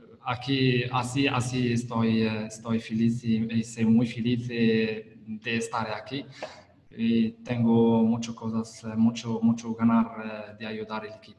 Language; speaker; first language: Spanish; non-native, learner; Italian